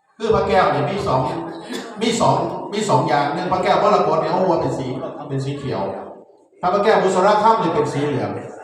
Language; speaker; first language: Thai; non-native, local second language; Northeastern Thai